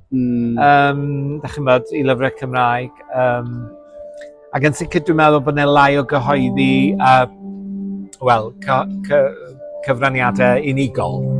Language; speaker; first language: Welsh; native; Welsh